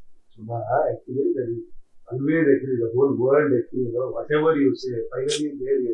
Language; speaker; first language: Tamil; non-native, learner; Kannada